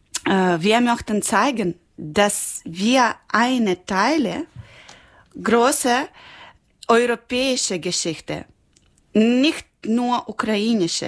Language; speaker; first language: German; non-native, learner; Ukrainian